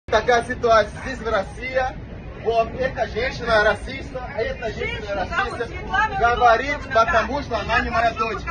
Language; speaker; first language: Russian; non-native, fluent; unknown